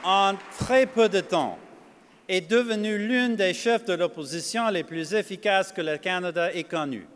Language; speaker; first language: French; non-native, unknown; English